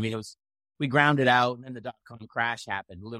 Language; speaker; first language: English; native; English